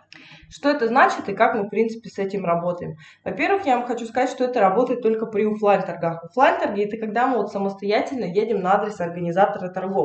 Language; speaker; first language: Russian; native; Russian